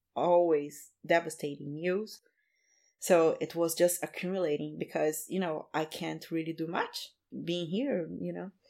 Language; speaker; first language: English; non-native, fluent; Portuguese